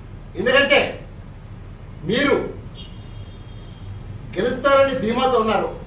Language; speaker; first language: Telugu; native; Telugu